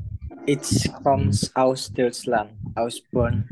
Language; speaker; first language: German; non-native, learner; Indonesian